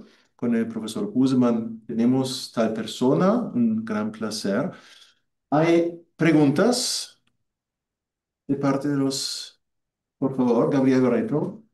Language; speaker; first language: Spanish; non-native, fluent; German